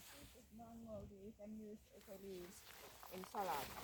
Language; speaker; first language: English; non-native, learner; Finnish